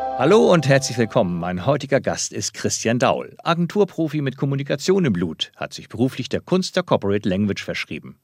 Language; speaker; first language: German; native; German